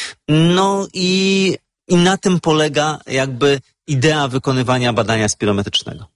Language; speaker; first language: Polish; native; Polish